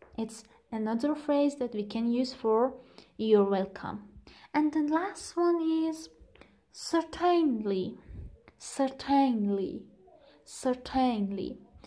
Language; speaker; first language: English; non-native, fluent; Persian